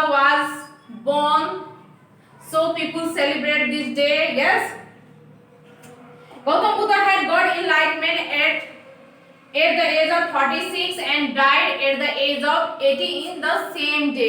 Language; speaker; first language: English; non-native, local second language; Nepali